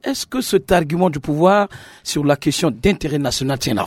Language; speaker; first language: French; non-native, local second language; Sango